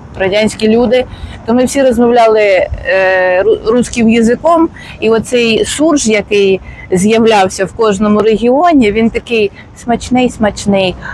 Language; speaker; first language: Ukrainian; non-native, local second language; Russian